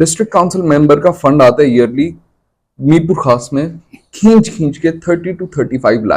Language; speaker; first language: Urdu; non-native, local second language; Sindhi